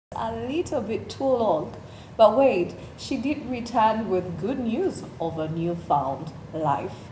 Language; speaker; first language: English; non-native, local second language; Ganda